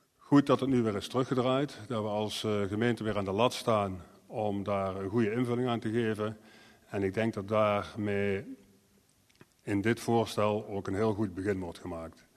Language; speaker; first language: Dutch; native; Dutch